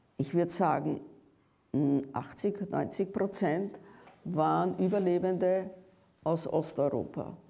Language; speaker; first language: German; native; German